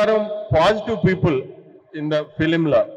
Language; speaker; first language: Tamil; non-native, learner; Telugu